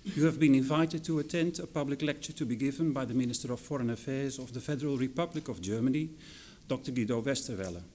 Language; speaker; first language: English; non-native, fluent; Dutch